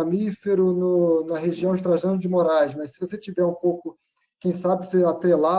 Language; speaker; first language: Portuguese; native; Portuguese